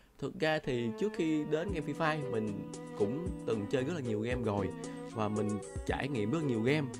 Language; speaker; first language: Vietnamese; non-native, local second language; Chinese